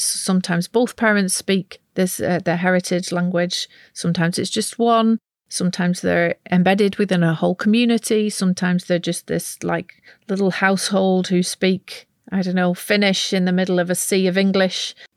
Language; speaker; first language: English; native; English